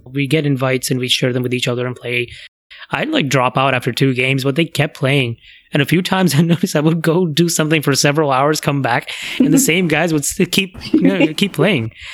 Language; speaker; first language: English; non-native, local second language; Hindi